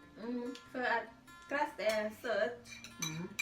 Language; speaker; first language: Swedish; non-native, learner; Thai